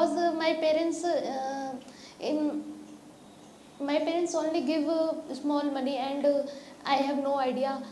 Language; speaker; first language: English; non-native, learner; Hindi